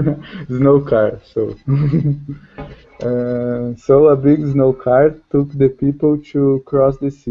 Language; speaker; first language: English; non-native, learner; Portuguese